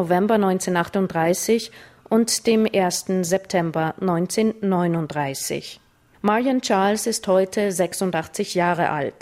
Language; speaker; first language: German; native; German